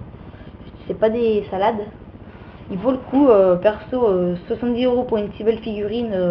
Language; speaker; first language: French; native; French